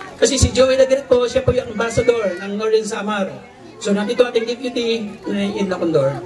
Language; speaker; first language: Filipino; native; Filipino